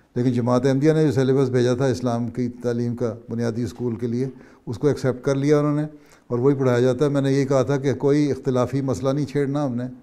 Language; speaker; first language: Urdu; native; Urdu